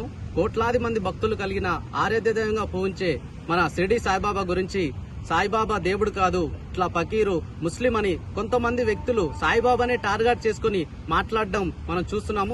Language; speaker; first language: Telugu; native; Telugu